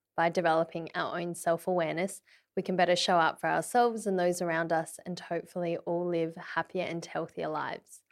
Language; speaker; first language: English; early bilingual, other home language; Vietnamese